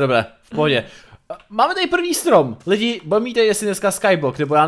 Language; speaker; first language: Czech; native; Czech